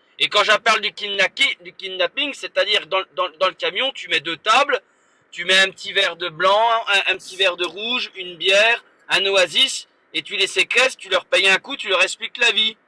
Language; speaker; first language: French; native; French